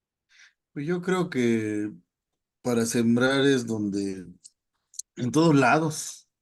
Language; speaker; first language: Spanish; native; Spanish